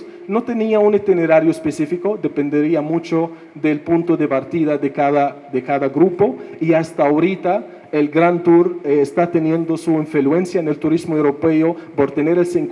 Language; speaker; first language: Spanish; non-native, fluent; Arabic